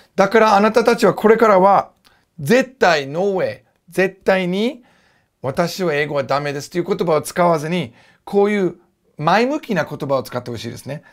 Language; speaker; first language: Japanese; non-native, fluent; English